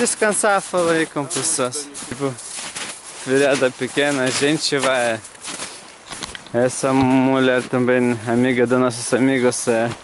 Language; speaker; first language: Portuguese; non-native, learner; Russian